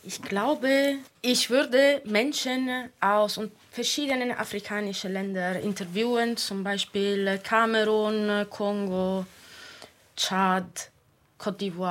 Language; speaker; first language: German; non-native, fluent; Italian